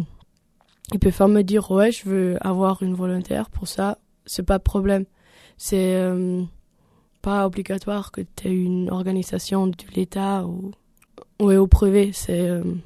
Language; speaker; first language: French; non-native, learner; German